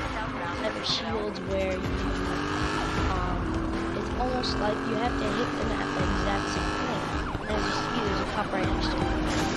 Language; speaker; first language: English; native; English